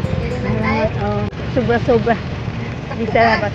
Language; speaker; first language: Filipino; non-native, local second language; Waray